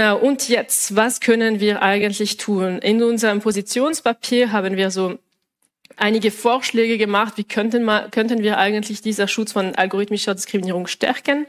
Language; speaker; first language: German; non-native, local second language; French